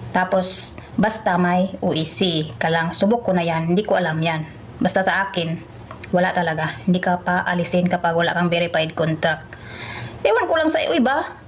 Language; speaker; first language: Filipino; non-native, local second language; Cebuano